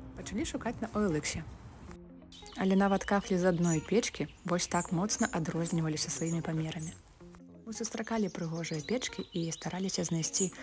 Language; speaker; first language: Belarusian; native; Belarusian